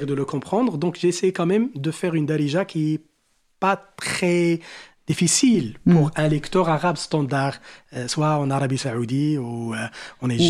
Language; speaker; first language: French; non-native, local second language; Arabic